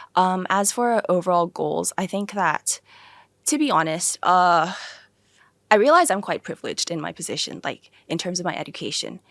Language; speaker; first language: English; early bilingual, other home language; Thai